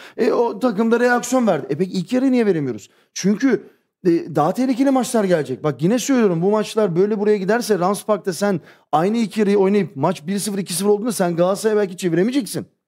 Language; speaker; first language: Turkish; early bilingual, heritage; Turkish